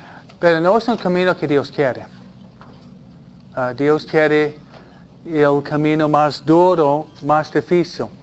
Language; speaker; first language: Spanish; non-native, fluent; English